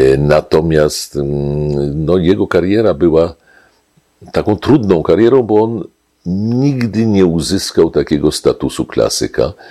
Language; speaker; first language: Polish; native; Polish